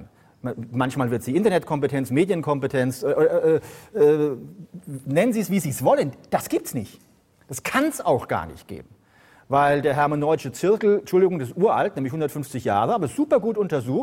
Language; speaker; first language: German; native; German